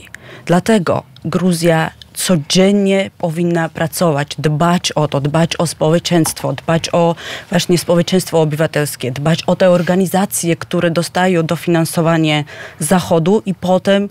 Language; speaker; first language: Polish; non-native, fluent; Georgian